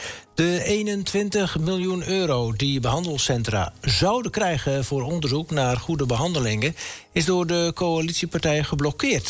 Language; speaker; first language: Dutch; native; Dutch